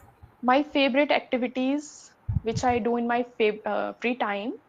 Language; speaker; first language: English; non-native, learner; Hindi